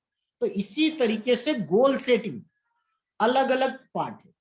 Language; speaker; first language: Hindi; native; Hindi